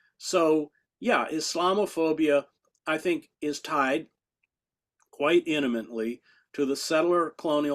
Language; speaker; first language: English; native; English